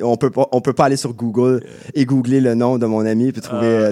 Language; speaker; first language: French; native; French